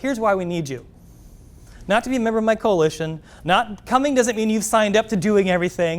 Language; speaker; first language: English; native; English